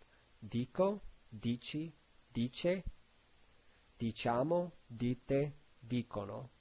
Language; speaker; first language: Italian; non-native, learner; English